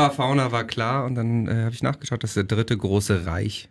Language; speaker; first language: German; native; German